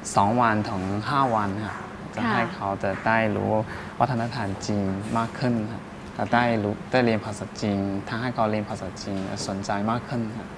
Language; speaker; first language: Thai; non-native, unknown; Chinese